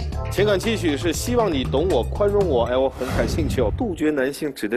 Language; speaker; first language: Chinese; native; Chinese